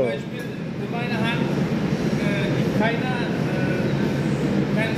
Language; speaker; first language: German; non-native, learner; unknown